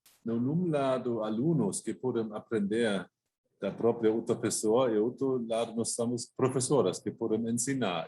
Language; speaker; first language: Portuguese; non-native, fluent; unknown